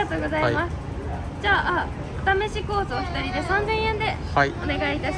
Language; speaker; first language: Japanese; native; Japanese